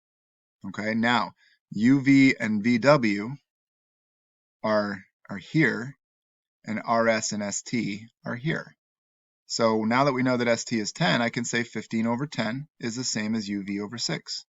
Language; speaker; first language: English; native; English